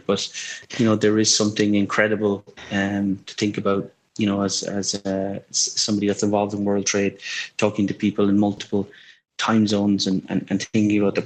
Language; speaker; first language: English; native; English